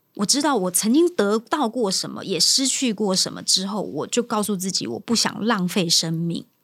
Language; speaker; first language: Chinese; non-native, local second language; Min Nan Chinese